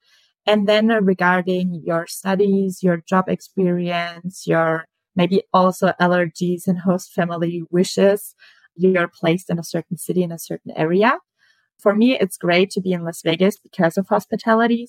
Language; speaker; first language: English; non-native, fluent; German